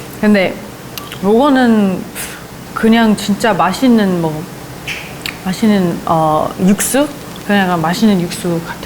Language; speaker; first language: Korean; non-native, fluent; English